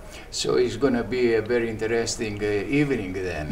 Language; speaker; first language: English; early bilingual, other home language; Italian